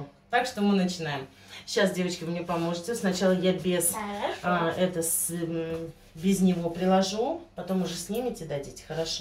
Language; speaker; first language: Russian; native; Russian